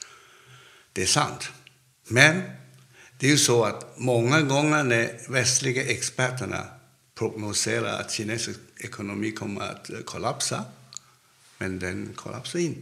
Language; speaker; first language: Swedish; non-native, fluent; Cantonese